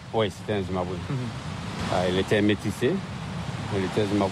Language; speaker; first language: French; non-native, fluent; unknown